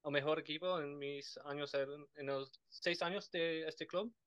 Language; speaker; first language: Spanish; non-native, learner; English